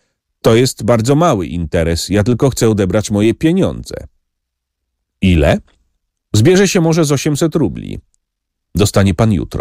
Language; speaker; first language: Polish; native; Polish